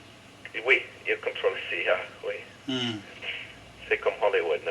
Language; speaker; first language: French; non-native, learner; English